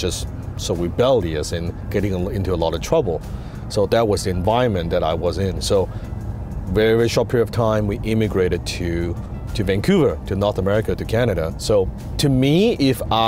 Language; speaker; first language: English; non-native, local second language; Cantonese